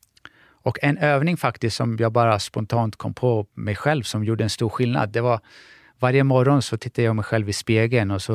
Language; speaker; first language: Swedish; early bilingual, other home language; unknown